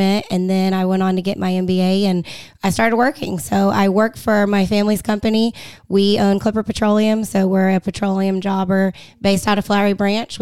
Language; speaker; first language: English; native; English